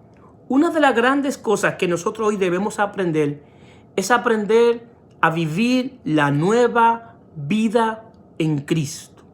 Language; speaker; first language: Spanish; native; Spanish